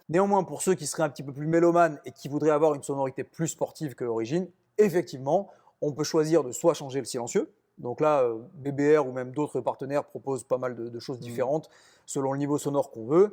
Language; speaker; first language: French; native; French